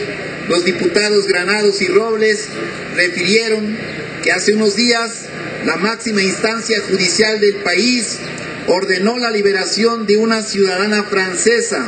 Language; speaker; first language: Spanish; native; Spanish